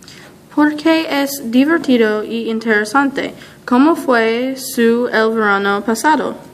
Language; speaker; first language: Spanish; non-native, learner; English